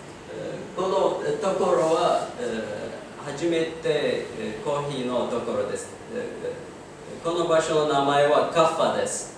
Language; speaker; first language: Japanese; non-native, learner; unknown